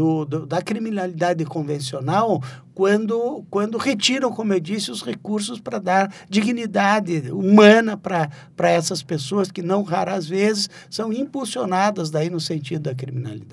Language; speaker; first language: Portuguese; native; Portuguese